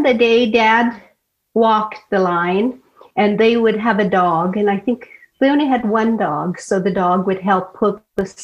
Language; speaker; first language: English; native; English